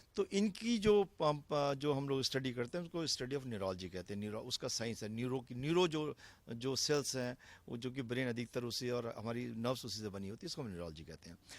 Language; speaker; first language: Hindi; native; Hindi